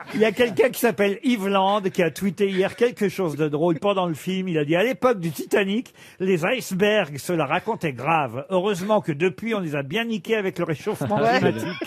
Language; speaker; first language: French; native; French